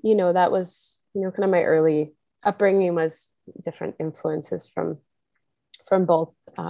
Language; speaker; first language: English; native; English